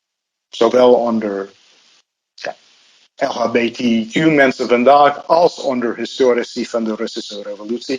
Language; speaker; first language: Dutch; non-native, fluent; English